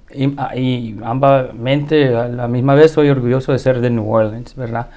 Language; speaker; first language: Spanish; early bilingual, heritage; Spanish